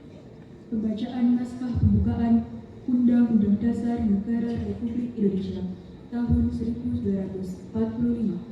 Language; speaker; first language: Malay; non-native, local second language; Javanese